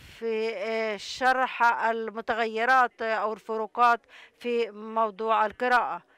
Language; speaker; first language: Arabic; non-native, local second language; Hebrew